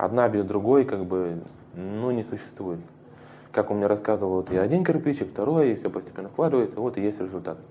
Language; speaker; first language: Russian; native; Russian